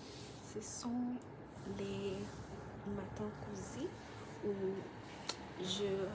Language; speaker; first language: French; non-native, learner; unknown